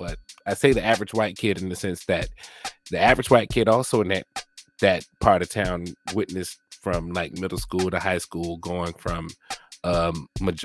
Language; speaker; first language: English; native; English